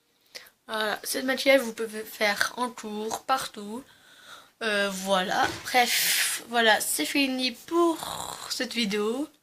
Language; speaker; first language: French; early bilingual, other home language; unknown